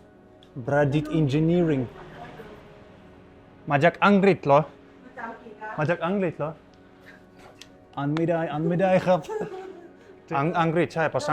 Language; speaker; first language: Thai; non-native, learner; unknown